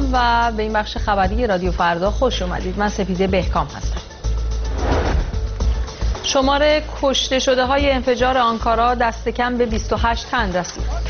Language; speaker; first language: Persian; native; Persian